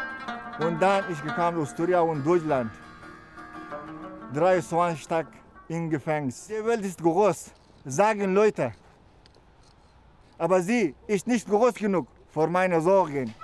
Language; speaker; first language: German; non-native, learner; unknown